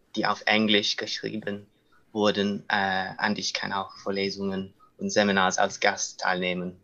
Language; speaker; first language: German; non-native, learner; English